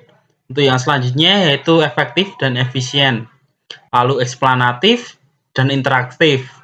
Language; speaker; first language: Indonesian; native; Indonesian